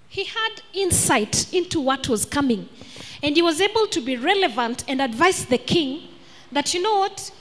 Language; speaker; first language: English; non-native, local second language; Swahili